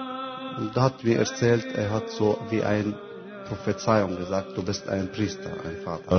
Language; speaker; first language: German; non-native, fluent; Arabic